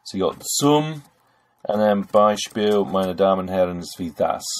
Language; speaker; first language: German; non-native, fluent; English